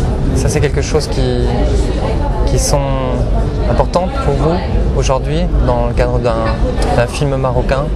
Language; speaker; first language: French; native; French